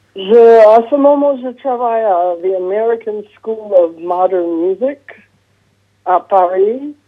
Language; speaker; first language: French; non-native, fluent; English